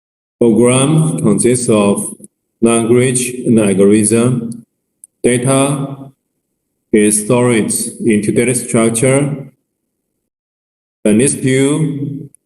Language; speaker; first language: English; non-native, learner; Chinese